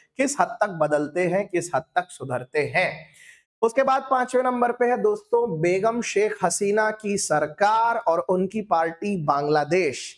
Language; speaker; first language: Hindi; non-native, local second language; Marathi